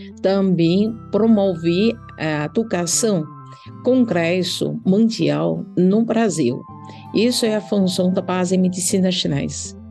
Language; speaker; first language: Portuguese; non-native, learner; Chinese